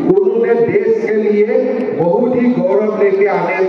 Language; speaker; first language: Hindi; non-native, local second language; Assamese